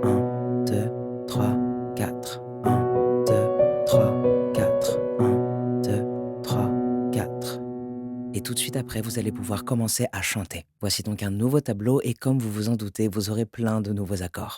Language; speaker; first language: French; native; French